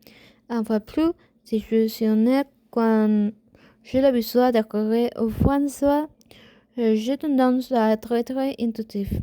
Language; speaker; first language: French; non-native, learner; Spanish